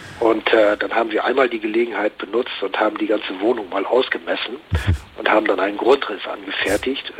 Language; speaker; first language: German; native; German